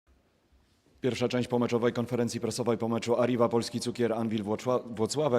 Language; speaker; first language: Polish; native; Polish